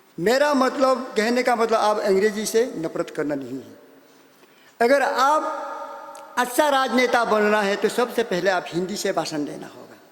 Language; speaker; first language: Hindi; non-native, local second language; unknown